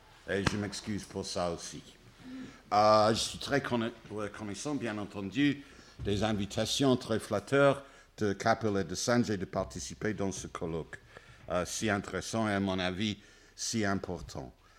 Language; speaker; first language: French; non-native, fluent; English